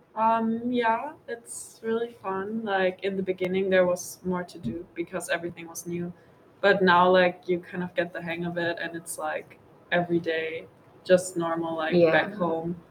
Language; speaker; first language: English; non-native, fluent; German